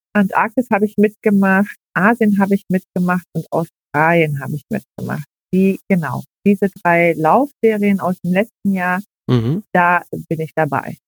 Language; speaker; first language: German; native; German